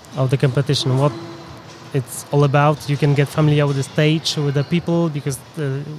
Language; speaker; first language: English; non-native, fluent; Polish